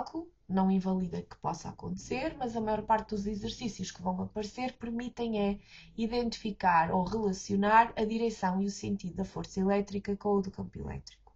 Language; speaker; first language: Portuguese; native; Portuguese